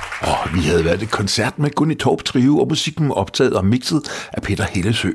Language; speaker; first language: Danish; native; Danish